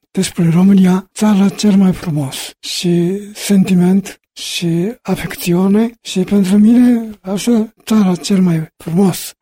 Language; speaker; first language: Romanian; non-native, learner; Japanese